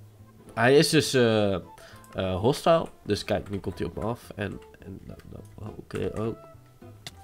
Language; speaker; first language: Dutch; native; Dutch